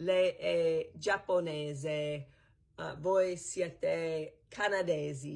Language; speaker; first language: Italian; non-native, fluent; English